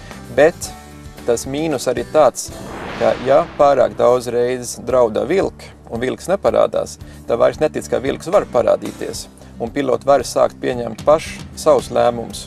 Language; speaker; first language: Latvian; native; Latvian